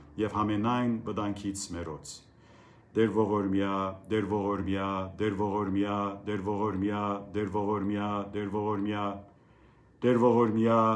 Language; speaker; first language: Armenian; early bilingual, heritage; Armenian